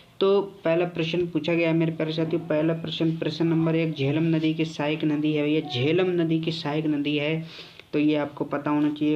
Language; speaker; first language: Hindi; native; Hindi